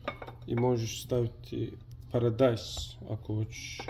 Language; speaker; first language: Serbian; non-native, learner; Turkish